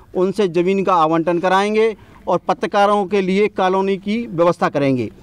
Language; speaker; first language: Hindi; native; Hindi